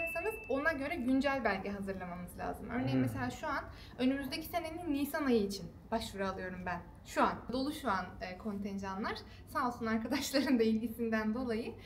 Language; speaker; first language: Turkish; native; Turkish